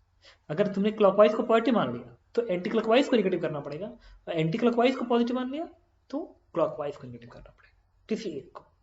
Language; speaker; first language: Hindi; native; Hindi